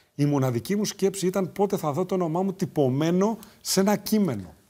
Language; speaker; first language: Greek; native; Greek